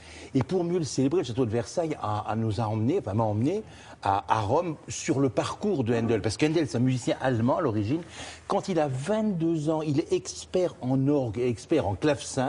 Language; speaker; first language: French; native; French